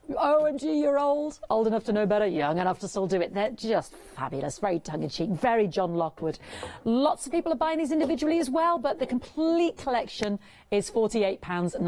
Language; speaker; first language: English; native; English